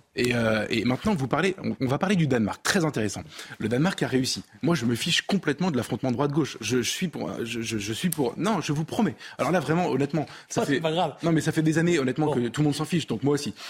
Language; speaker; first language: French; native; French